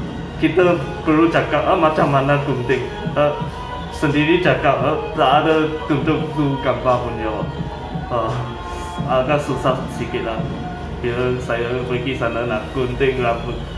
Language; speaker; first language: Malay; non-native, local second language; Cantonese